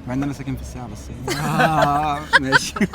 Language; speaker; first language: Arabic; native; Arabic